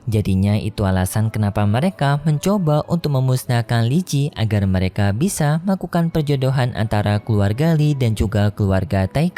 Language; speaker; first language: Indonesian; native; Indonesian